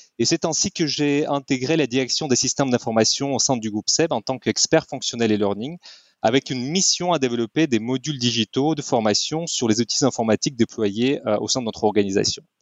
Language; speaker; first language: French; non-native, fluent; Russian